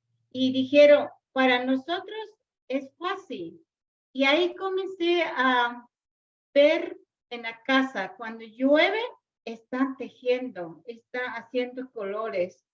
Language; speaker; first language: Spanish; non-native, local second language; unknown